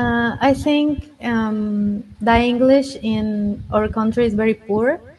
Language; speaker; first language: English; non-native, fluent; Spanish